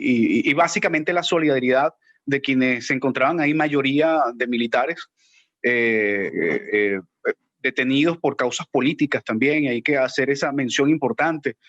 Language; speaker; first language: Spanish; native; Spanish